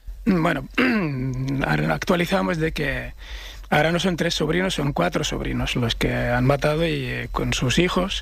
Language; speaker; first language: Spanish; non-native, fluent; Arabic